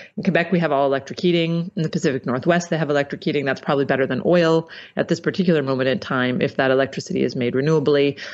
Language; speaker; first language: English; native; English